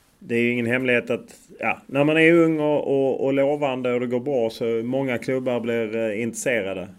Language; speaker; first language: Swedish; native; Swedish